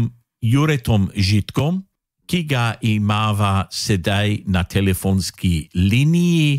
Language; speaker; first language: Slovenian; native; Slovenian